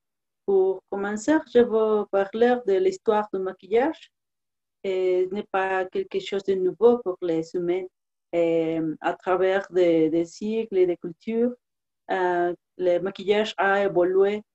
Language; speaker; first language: French; non-native, learner; Spanish